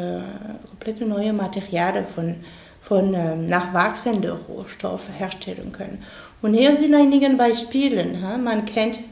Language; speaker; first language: German; non-native, fluent; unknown